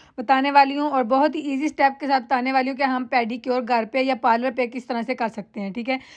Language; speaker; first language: Urdu; non-native, local second language; Punjabi